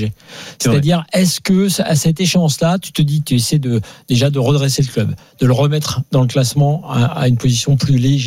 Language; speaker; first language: French; native; French